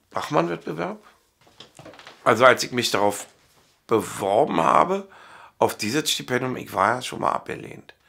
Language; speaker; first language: German; native; German